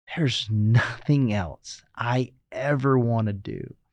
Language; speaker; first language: English; native; English